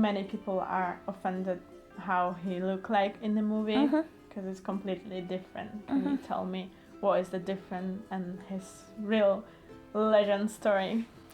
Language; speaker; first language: English; non-native, learner; Polish